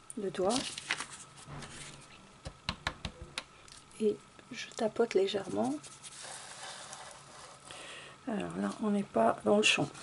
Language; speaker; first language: French; native; French